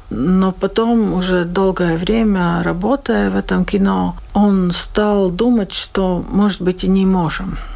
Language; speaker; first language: Russian; non-native, local second language; Latvian